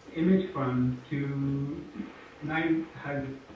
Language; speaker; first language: English; non-native, fluent; Hungarian